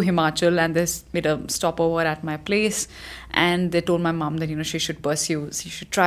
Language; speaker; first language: English; non-native, local second language; Hindi